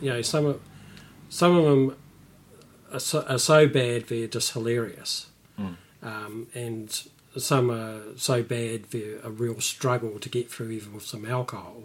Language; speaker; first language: English; native; English